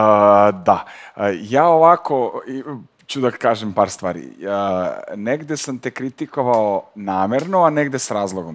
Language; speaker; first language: Serbian; native; Serbian